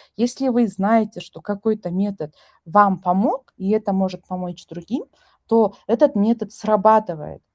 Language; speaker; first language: Russian; non-native, local second language; Kazakh